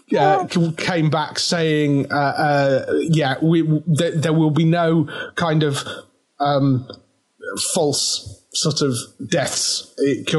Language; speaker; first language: English; native; English